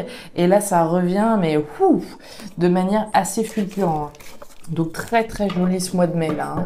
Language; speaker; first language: French; native; French